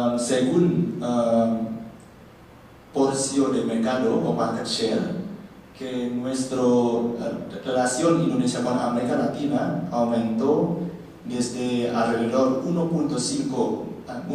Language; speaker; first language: Spanish; non-native, learner; Indonesian